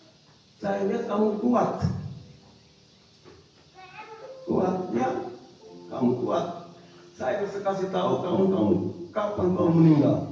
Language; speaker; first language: Indonesian; non-native, fluent; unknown